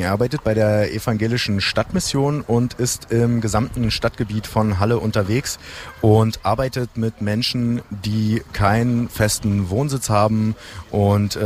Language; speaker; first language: German; native; German